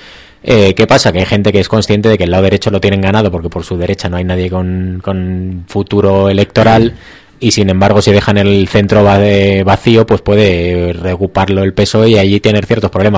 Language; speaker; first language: Spanish; native; Spanish